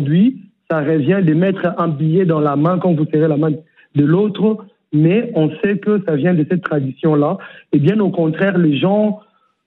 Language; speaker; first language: French; non-native, local second language; Lingala